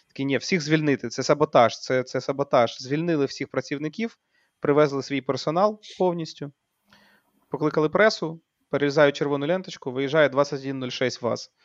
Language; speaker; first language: Ukrainian; native; Ukrainian